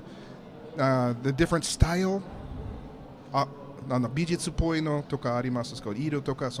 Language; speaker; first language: Japanese; non-native, learner; English